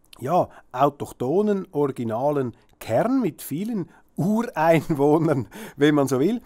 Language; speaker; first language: German; native; German